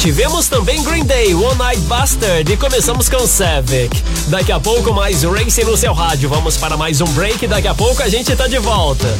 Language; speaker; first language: Portuguese; native; Portuguese